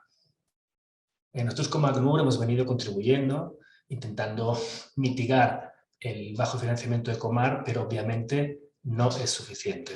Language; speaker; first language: Spanish; native; Spanish